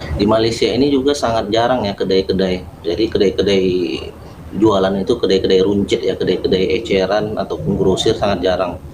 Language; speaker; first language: Indonesian; native; Indonesian